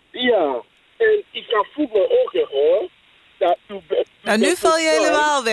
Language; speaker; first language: Dutch; non-native, fluent; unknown